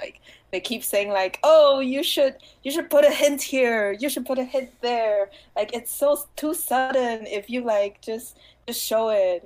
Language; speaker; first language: English; non-native, fluent; Chinese